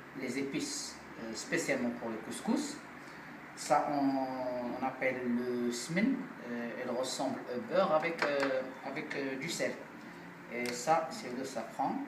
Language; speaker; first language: French; non-native, local second language; Arabic